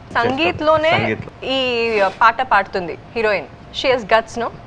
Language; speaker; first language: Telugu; early bilingual, heritage; Kannada